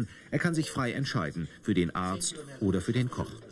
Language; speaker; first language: German; native; German